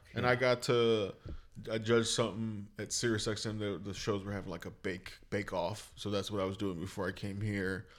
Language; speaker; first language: English; native; English